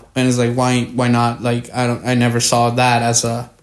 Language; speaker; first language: English; early bilingual, other home language; Spanish